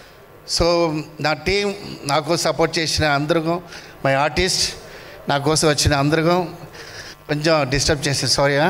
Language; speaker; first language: Telugu; non-native, learner; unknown